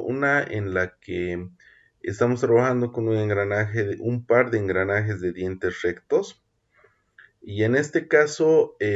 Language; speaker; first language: Spanish; native; Spanish